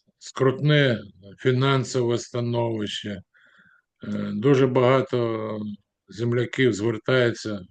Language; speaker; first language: Ukrainian; non-native, local second language; Russian